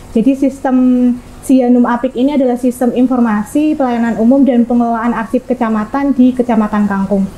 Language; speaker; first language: Indonesian; native; Indonesian